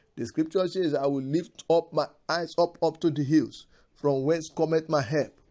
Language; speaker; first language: English; non-native, local second language; Yoruba